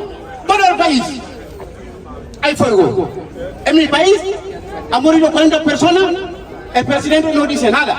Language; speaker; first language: Spanish; non-native, learner; Wolof